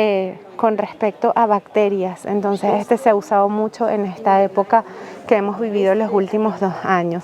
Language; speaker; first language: Spanish; native; Spanish